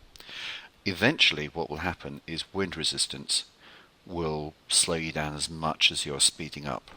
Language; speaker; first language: English; native; English